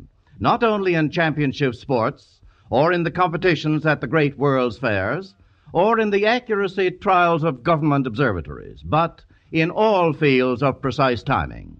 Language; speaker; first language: English; native; English